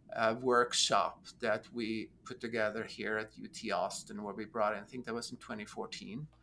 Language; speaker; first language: English; non-native, fluent; Norwegian